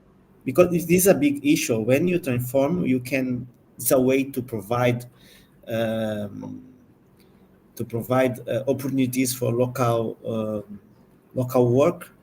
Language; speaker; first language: English; non-native, learner; Portuguese